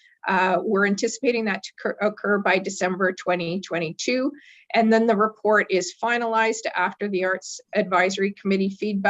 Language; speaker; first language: English; native; English